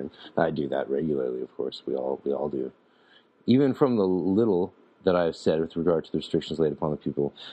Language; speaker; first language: English; native; English